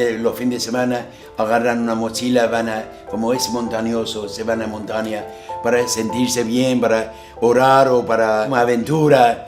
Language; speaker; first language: Spanish; non-native, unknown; Azerbaijani